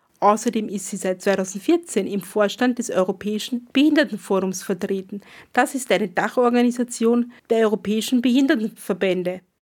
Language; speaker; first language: German; native; German